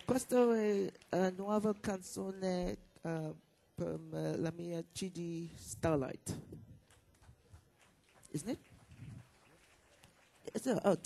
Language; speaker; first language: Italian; non-native, learner; English